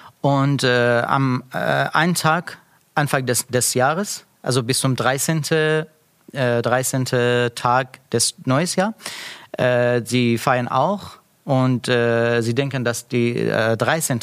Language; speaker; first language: German; non-native, learner; Persian